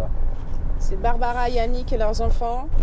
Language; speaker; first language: French; native; French